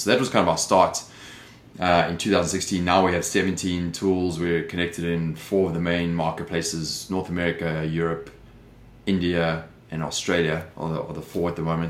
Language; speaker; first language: English; native; English